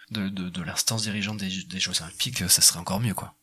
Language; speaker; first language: French; native; French